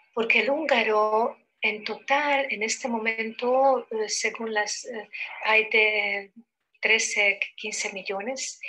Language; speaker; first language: Spanish; non-native, fluent; Hungarian